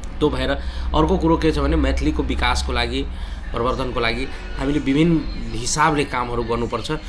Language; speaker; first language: Nepali; non-native, local second language; Maithili